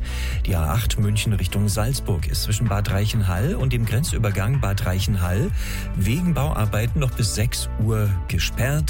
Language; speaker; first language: German; native; German